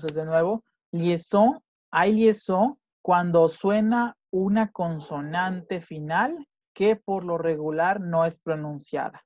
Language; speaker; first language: Spanish; native; Spanish